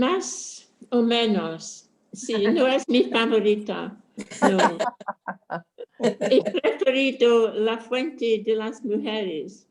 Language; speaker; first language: Spanish; non-native, fluent; English